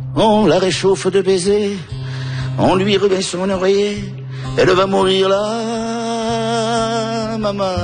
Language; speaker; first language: French; early bilingual, heritage; French